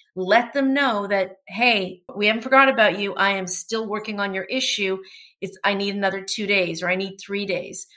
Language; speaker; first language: English; non-native, fluent; Portuguese